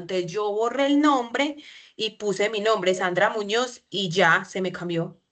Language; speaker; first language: Spanish; native; Spanish